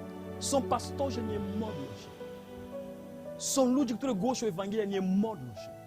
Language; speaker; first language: Polish; non-native, learner; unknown